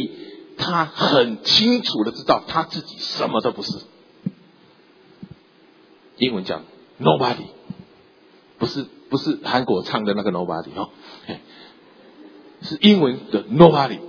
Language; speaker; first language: Chinese; native; Chinese